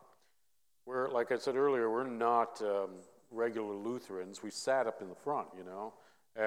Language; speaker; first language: English; early bilingual, other home language; Vietnamese